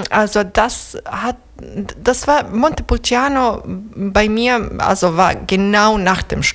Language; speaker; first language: German; non-native, fluent; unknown